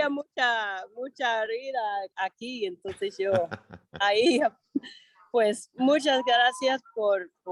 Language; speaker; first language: Spanish; non-native, fluent; English